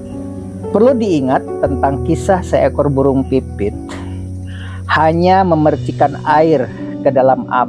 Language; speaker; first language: Indonesian; native; Indonesian